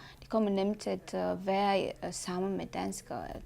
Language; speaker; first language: Danish; non-native, learner; Romanian